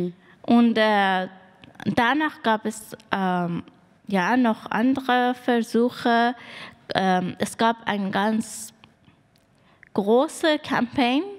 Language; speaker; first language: German; non-native, learner; Persian